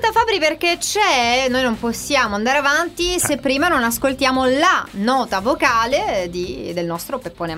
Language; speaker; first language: Italian; native; Italian